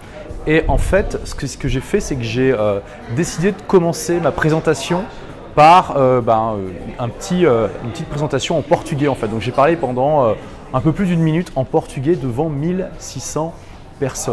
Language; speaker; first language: French; native; French